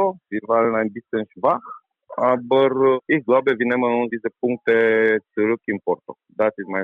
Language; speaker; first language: German; non-native, learner; Romanian